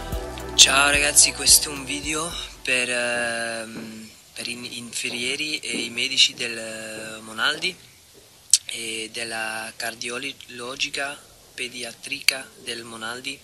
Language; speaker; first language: Italian; non-native, fluent; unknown